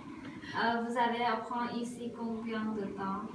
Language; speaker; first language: French; non-native, learner; Chinese